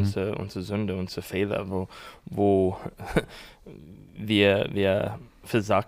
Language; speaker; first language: German; non-native, learner; English